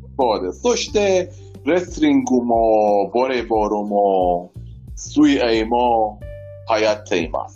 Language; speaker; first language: Japanese; non-native, learner; Persian